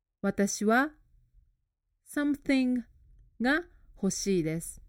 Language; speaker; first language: Japanese; non-native, learner; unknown